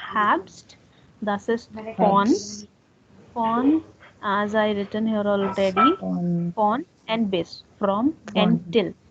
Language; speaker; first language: German; non-native, learner; Hindi